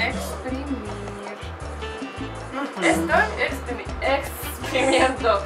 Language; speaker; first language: Spanish; non-native, learner; Russian